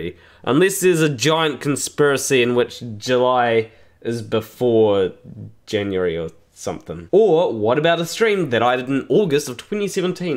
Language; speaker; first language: English; native; English